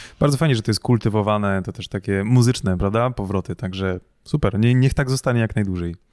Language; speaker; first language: Polish; native; Polish